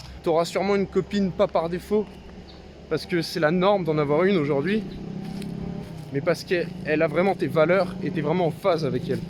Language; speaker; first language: French; native; French